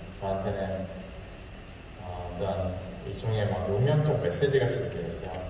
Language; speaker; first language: Korean; native; Korean